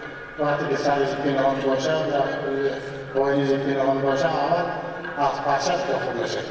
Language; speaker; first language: Persian; native; Persian